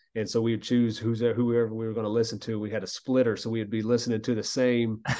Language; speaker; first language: English; native; English